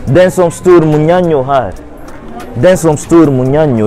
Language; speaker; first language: Swedish; non-native, learner; English